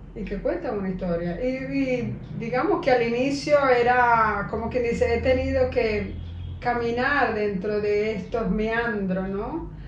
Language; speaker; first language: Spanish; native; Spanish